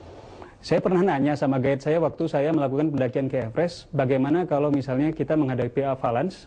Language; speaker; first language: Indonesian; native; Indonesian